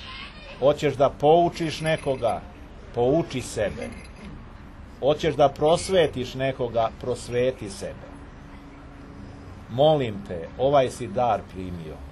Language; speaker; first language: Serbian; native; Serbian